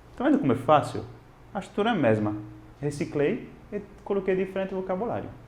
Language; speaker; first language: Portuguese; non-native, fluent; Italian